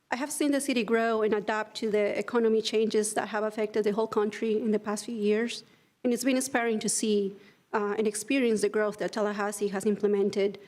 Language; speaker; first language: English; non-native, fluent; Spanish